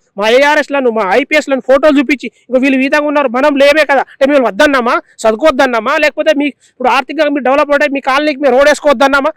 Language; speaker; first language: Telugu; non-native, local second language; Lambadi